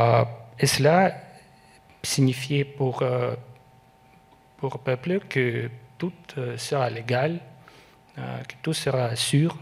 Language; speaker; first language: French; non-native, learner; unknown